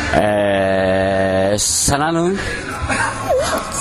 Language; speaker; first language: Korean; non-native, learner; Japanese